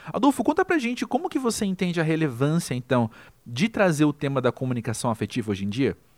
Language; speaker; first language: Portuguese; native; Portuguese